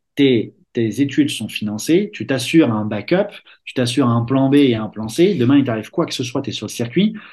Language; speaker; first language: French; native; French